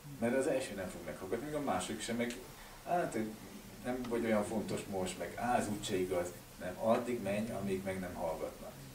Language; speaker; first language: Hungarian; native; Hungarian